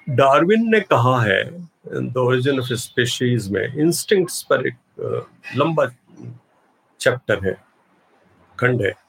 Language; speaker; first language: Hindi; non-native, local second language; Bhojpuri